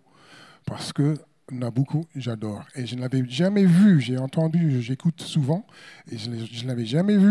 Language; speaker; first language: French; non-native, fluent; English